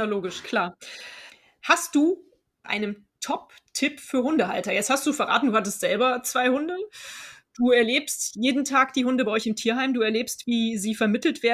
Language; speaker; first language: German; native; German